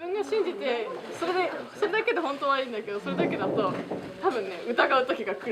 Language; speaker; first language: Japanese; native; Japanese